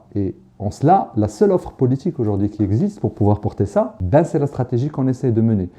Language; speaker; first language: French; non-native, local second language; Arabic